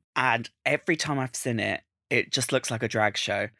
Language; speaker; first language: English; native; English